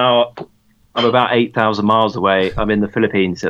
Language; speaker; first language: English; native; English